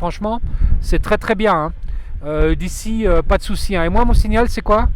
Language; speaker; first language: French; native; French